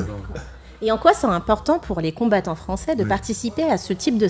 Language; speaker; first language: French; native; French